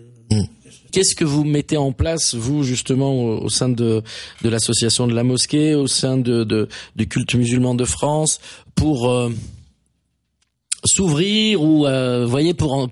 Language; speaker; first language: French; native; French